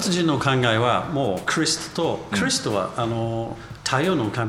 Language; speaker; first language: Japanese; non-native, learner; English